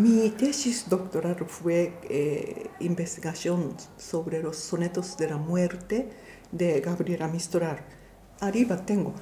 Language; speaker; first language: Spanish; non-native, fluent; Japanese